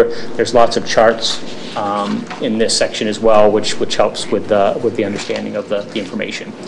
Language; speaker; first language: English; native; English